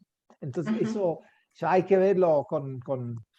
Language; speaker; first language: Spanish; native; Spanish